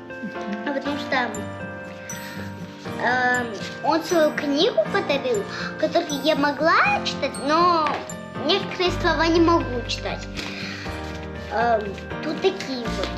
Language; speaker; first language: Russian; native; Russian